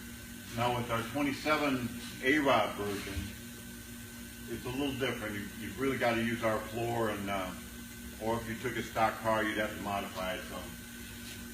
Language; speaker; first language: English; native; English